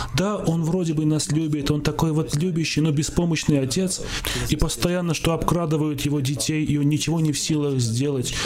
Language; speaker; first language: Russian; non-native, local second language; Armenian